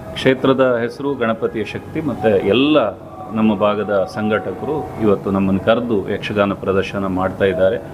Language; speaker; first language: Kannada; native; Kannada